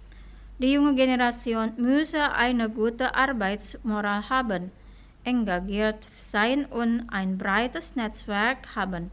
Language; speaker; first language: German; non-native, fluent; Indonesian